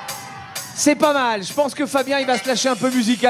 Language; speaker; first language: French; native; French